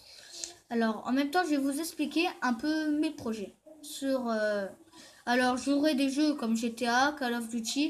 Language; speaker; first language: French; native; French